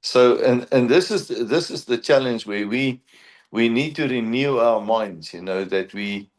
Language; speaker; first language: English; non-native, local second language; Afrikaans